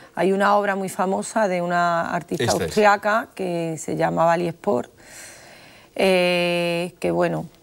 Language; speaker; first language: Spanish; native; Spanish